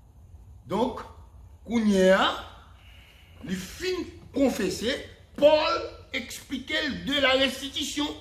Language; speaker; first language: French; non-native, local second language; Haitian Creole